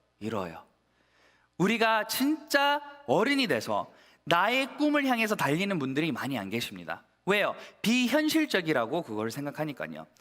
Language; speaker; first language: Korean; early bilingual, heritage; Korean